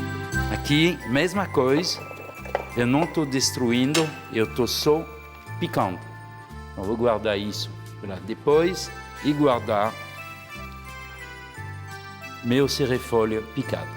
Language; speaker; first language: Portuguese; non-native, fluent; French